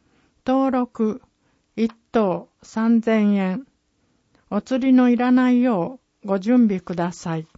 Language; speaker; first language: Japanese; native; Japanese